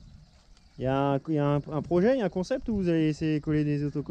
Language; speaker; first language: French; native; French